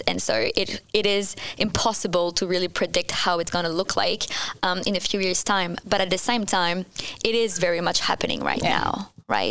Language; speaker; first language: English; non-native, fluent; French